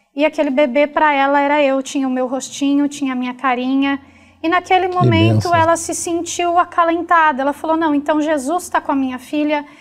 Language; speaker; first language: Portuguese; native; Portuguese